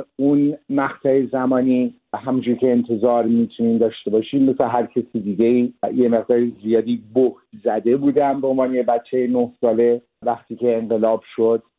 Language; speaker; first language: Persian; early bilingual, heritage; Persian